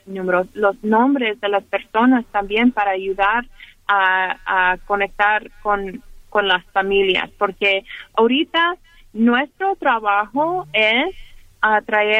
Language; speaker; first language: Spanish; early bilingual, heritage; Spanish